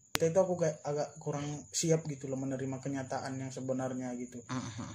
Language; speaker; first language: Indonesian; native; Indonesian